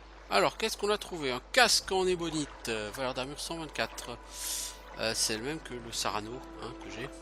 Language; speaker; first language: French; native; French